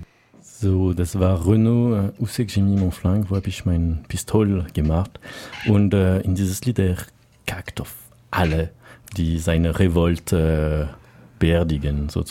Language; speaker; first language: German; non-native, learner; French